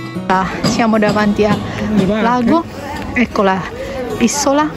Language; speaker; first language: Italian; non-native, learner; Indonesian